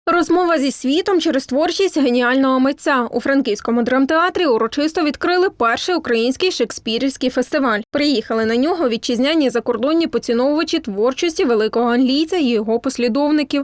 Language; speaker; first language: Ukrainian; native; Ukrainian